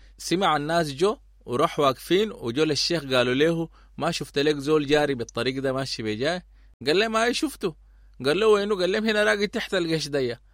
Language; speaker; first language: Arabic; native; Arabic